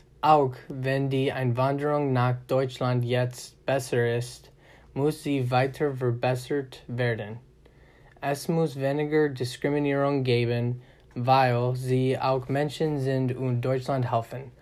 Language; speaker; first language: German; non-native, learner; English